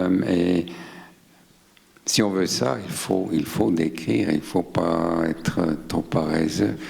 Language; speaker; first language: French; non-native, local second language; German